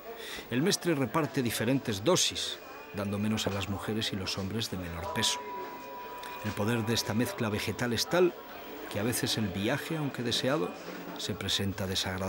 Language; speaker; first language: Spanish; native; Spanish